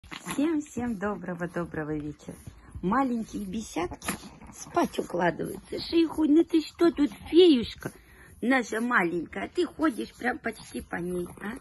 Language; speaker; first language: Russian; native; Russian